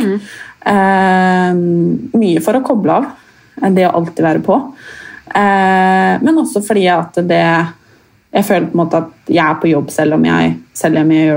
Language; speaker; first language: Norwegian; native; Norwegian